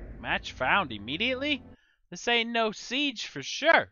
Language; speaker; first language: English; native; English